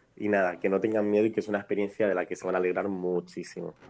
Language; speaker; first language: Spanish; native; Spanish